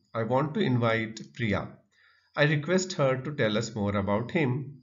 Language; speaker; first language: English; non-native, local second language; Marathi